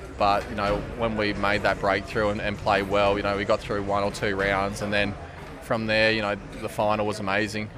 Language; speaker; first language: English; native; English